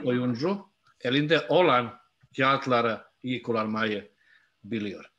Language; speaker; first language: Turkish; non-native, fluent; Bosnian